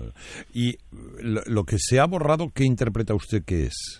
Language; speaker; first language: Spanish; native; Spanish